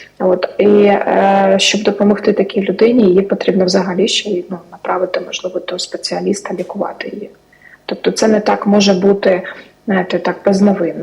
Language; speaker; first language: Ukrainian; native; Ukrainian